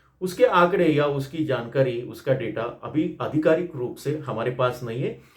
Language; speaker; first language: Hindi; non-native, local second language; Marathi